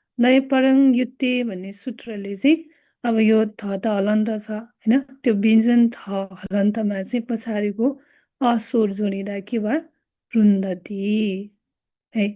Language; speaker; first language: Nepali; non-native, local second language; Newari